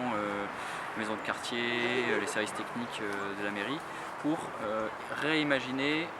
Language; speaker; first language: French; native; French